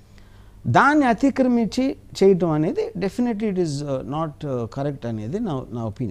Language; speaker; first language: Telugu; native; Telugu